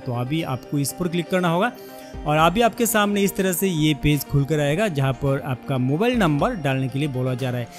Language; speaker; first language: Hindi; non-native, local second language; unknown